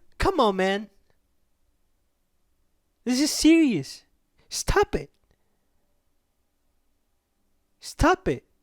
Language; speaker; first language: English; non-native, fluent; Portuguese